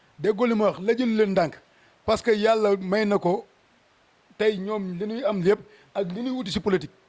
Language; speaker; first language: Wolof; native; Wolof